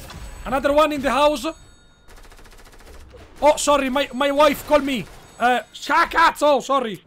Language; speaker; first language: English; non-native, learner; Italian